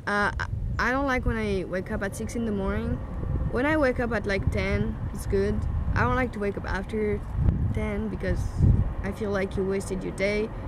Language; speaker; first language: English; non-native, fluent; French